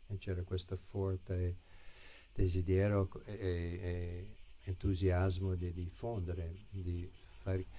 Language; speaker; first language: Italian; non-native, fluent; English